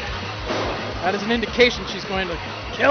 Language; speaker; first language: English; native; English